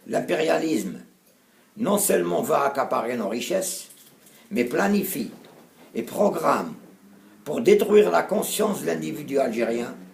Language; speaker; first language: French; non-native, local second language; Arabic